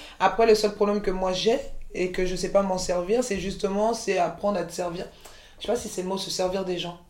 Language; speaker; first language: French; early bilingual, other home language; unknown